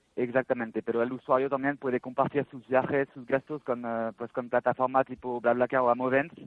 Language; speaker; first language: Spanish; non-native, fluent; French